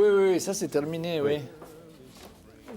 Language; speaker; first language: French; non-native, fluent; Spanish